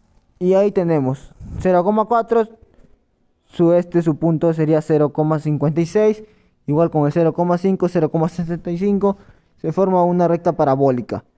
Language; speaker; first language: Spanish; native; Spanish